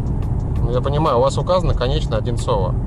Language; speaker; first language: Russian; native; Russian